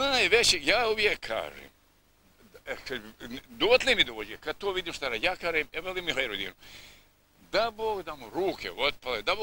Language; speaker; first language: Bosnian; native; Bosnian